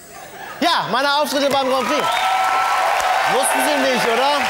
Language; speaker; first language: German; native; German